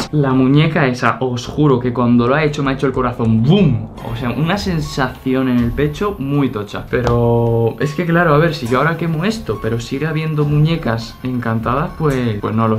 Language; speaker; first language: Spanish; native; Spanish